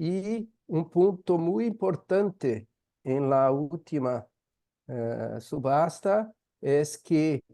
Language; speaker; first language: Spanish; non-native, fluent; Portuguese